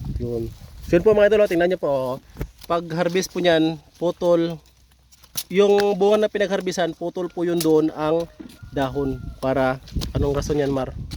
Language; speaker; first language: Filipino; native; Filipino